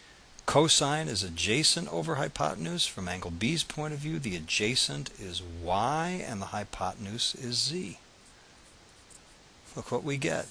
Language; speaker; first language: English; native; English